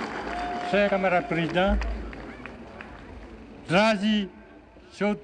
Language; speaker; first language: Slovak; non-native, learner; Vietnamese